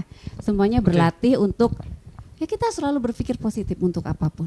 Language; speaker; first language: Indonesian; native; Indonesian